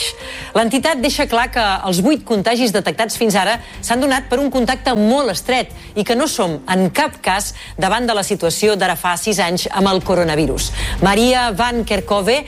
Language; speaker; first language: Catalan; native; Catalan